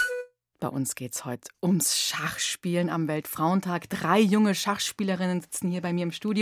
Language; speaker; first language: German; native; German